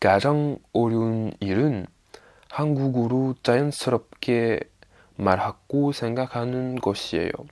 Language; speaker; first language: Korean; non-native, learner; French